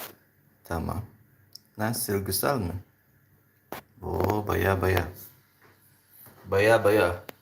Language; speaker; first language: Turkish; non-native, learner; Filipino